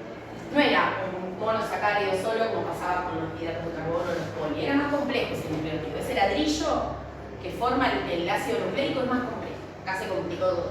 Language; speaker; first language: Spanish; native; Spanish